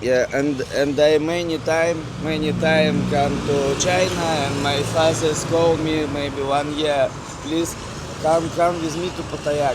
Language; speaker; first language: English; non-native, learner; Russian